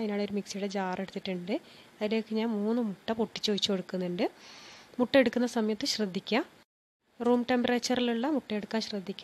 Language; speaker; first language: Malayalam; native; Malayalam